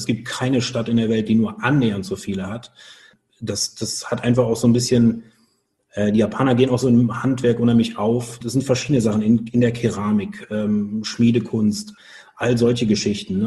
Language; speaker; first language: German; native; German